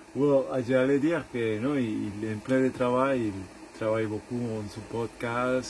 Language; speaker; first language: French; non-native, learner; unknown